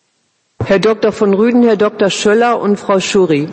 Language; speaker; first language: German; native; German